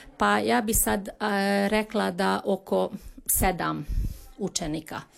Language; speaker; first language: Serbian; early bilingual, heritage; Croatian